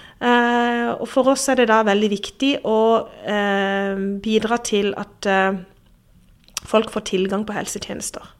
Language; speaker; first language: Norwegian; native; Norwegian